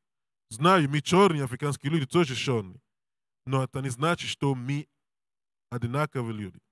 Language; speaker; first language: Russian; non-native, learner; English